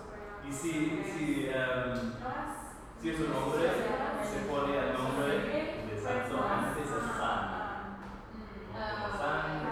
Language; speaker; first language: Spanish; non-native, fluent; English